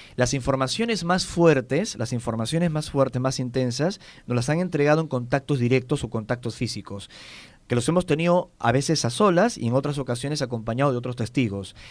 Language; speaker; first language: Spanish; native; Spanish